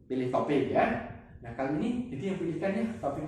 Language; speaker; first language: Indonesian; native; Indonesian